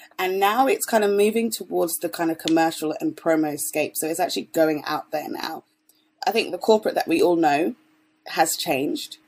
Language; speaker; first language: English; native; English